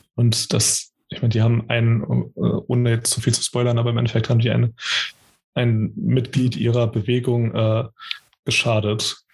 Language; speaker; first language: German; early bilingual, other home language; Portuguese